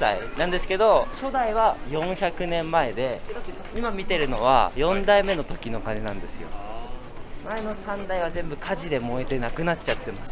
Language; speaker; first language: Japanese; native; Japanese